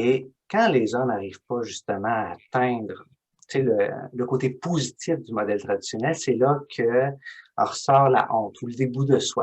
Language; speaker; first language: French; native; French